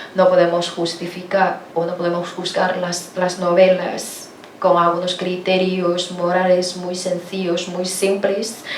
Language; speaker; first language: Spanish; non-native, fluent; Chinese